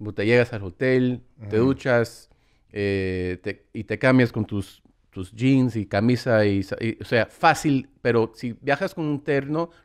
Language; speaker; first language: Spanish; early bilingual, heritage; Spanish